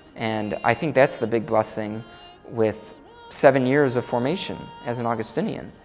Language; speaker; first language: English; native; English